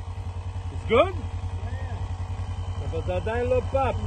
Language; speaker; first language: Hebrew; native; Hebrew